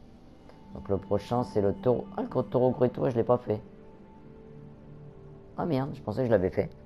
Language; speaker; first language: French; native; French